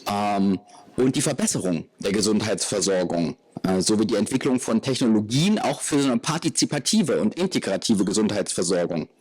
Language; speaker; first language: German; native; German